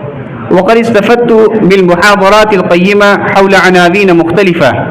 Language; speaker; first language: Arabic; non-native, fluent; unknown